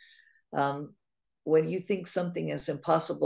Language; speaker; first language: English; native; English